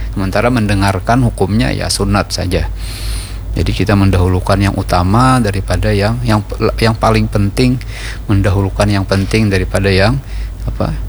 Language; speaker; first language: Malay; non-native, local second language; Banjar